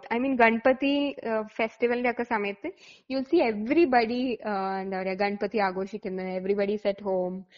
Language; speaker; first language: English; non-native, local second language; Malayalam